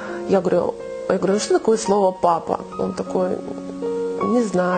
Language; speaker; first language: Russian; native; Russian